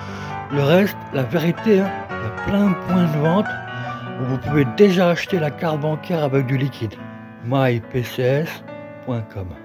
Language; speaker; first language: French; native; French